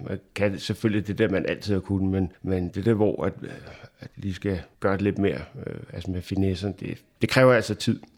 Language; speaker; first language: Danish; native; Danish